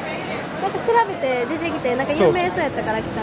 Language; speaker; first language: Japanese; native; Japanese